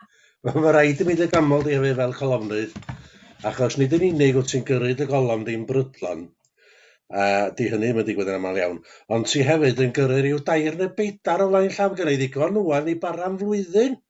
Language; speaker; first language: Welsh; native; Welsh